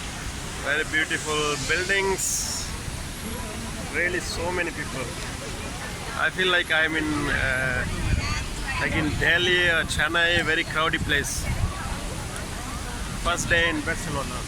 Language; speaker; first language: English; non-native, local second language; Tamil